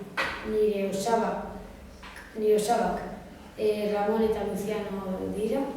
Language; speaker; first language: Basque; non-native, learner; Spanish